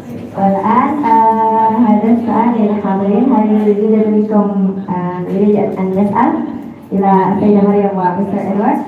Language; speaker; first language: Arabic; non-native, learner; Indonesian